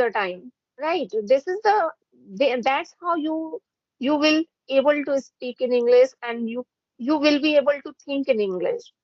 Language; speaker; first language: English; non-native, fluent; Hindi